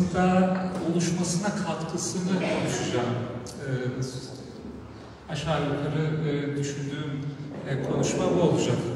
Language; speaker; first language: Turkish; non-native, local second language; Aramaic